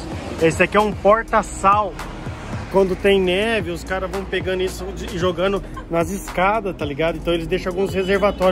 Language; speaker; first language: Portuguese; native; Portuguese